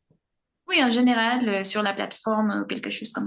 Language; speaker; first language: French; non-native, fluent; Spanish